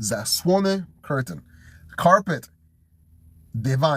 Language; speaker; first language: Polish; non-native, learner; English